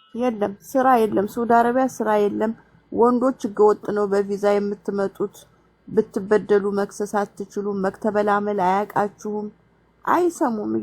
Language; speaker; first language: Amharic; native; Amharic